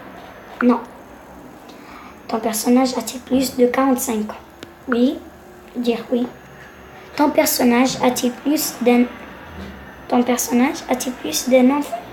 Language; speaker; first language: French; non-native, local second language; Arabic